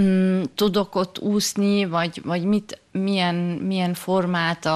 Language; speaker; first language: Hungarian; early bilingual, heritage; German